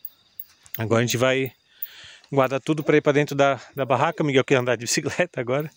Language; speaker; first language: Portuguese; native; Portuguese